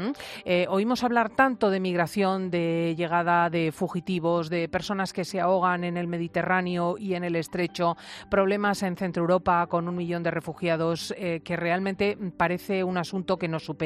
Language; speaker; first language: Spanish; native; Spanish